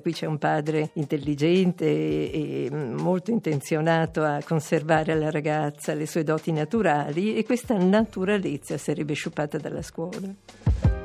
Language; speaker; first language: Italian; native; Italian